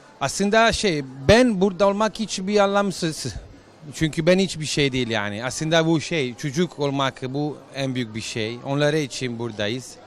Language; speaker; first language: Turkish; non-native, learner; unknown